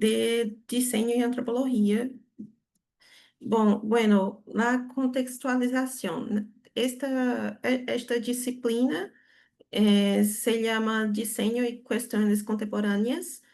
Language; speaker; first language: Spanish; non-native, learner; Portuguese